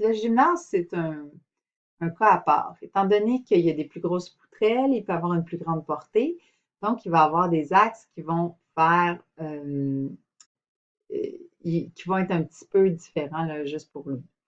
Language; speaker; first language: French; native; French